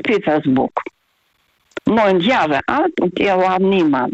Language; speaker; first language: German; non-native, fluent; Russian